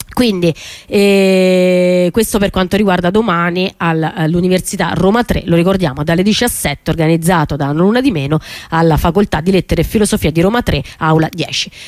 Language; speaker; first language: Italian; native; Italian